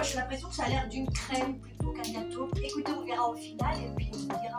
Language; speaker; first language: French; native; French